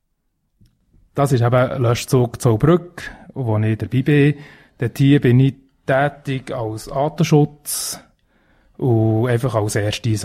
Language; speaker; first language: German; native; German